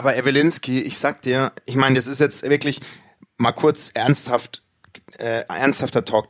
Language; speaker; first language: German; native; German